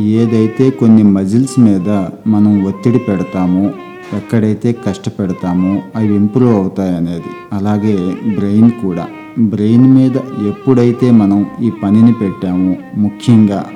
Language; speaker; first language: Telugu; native; Telugu